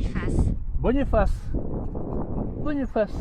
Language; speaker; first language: Russian; native; Russian